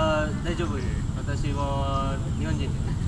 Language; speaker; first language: Japanese; non-native, learner; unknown